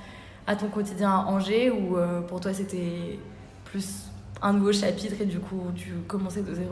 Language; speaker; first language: French; native; French